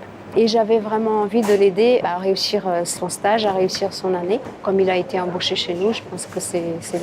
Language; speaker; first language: French; non-native, fluent; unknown